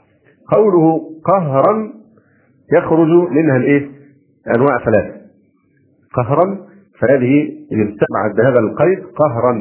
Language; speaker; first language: Arabic; native; Arabic